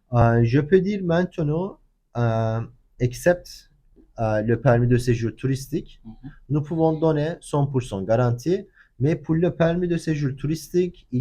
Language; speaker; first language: French; non-native, learner; Turkish